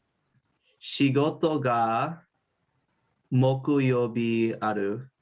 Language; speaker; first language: Japanese; non-native, learner; English